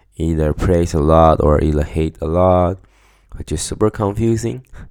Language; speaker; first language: English; non-native, fluent; Chinese